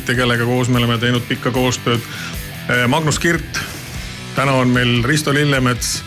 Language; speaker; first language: Estonian; native; Estonian